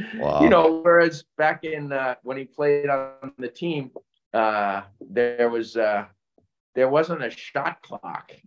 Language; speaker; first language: English; native; English